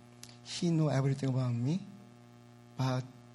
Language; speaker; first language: English; non-native, learner; Korean